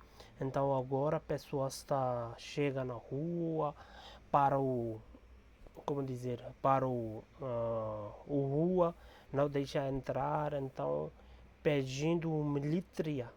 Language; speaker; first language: Portuguese; non-native, learner; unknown